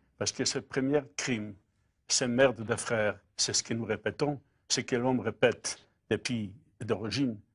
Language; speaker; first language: French; non-native, fluent; Polish